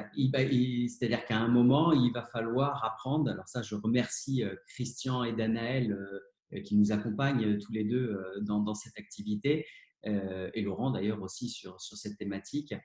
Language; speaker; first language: French; native; French